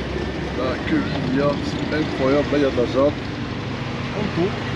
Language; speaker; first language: French; native; French